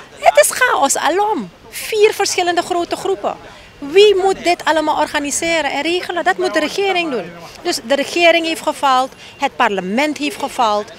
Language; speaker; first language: Dutch; native; Dutch